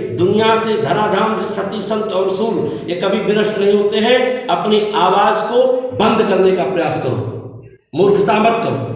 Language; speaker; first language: Hindi; native; Hindi